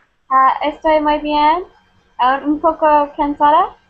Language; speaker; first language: Spanish; non-native, learner; English